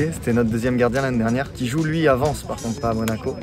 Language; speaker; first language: French; native; French